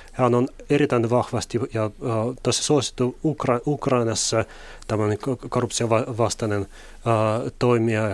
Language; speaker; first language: Finnish; non-native, fluent; Russian